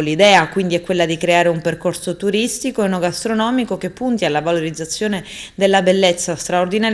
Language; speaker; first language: Italian; native; Italian